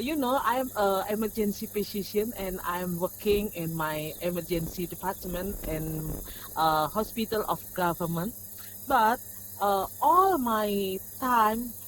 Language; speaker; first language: English; non-native, learner; Indonesian